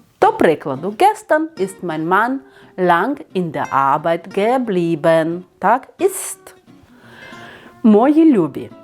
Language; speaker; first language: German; non-native, fluent; Ukrainian